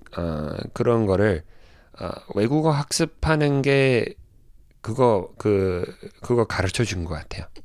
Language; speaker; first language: Korean; non-native, fluent; English